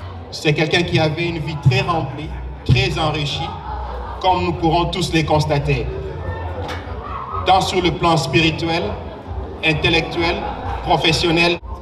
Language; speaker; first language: French; non-native, local second language; Lingala